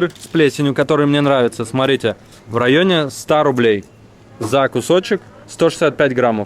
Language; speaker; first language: Russian; native; Russian